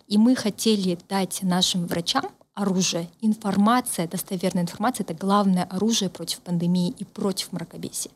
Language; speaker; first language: Russian; native; Russian